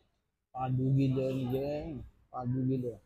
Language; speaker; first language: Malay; non-native, local second language; Javanese